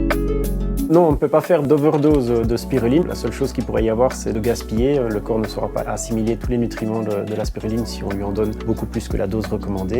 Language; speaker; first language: French; native; French